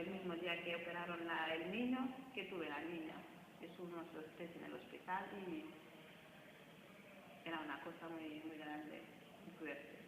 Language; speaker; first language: Spanish; non-native, fluent; Wolof